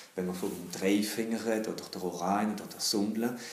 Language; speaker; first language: German; non-native, learner; French